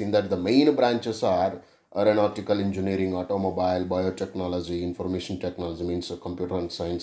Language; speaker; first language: English; non-native, local second language; Telugu